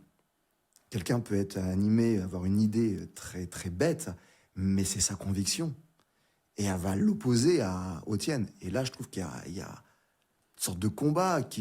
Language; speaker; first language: French; native; French